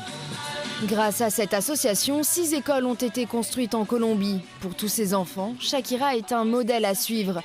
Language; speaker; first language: French; native; French